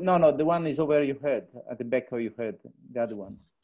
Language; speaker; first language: English; non-native, fluent; Italian